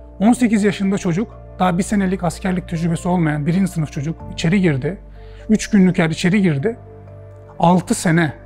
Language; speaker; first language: Turkish; native; Turkish